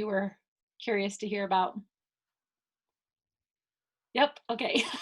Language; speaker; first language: English; native; English